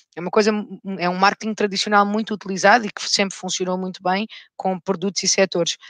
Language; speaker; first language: Portuguese; native; Portuguese